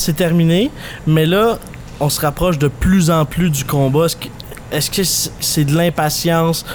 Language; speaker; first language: French; native; French